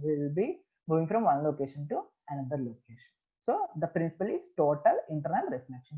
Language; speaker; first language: English; non-native, local second language; Telugu